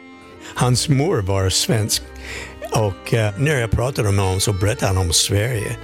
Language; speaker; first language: Swedish; non-native, fluent; English